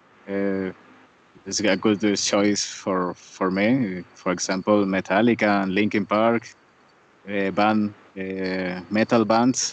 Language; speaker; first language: English; non-native, learner; Spanish